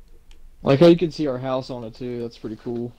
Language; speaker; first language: English; native; English